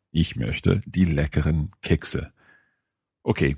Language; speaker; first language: German; non-native, learner; English